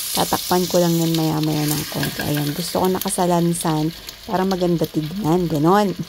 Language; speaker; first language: Filipino; non-native, local second language; Iloko